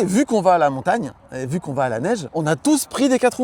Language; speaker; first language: French; native; French